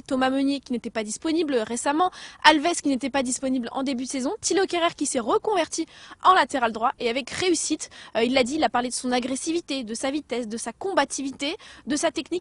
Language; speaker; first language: French; native; French